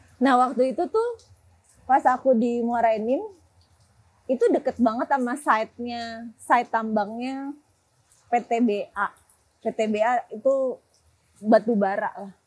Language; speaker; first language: Indonesian; native; Indonesian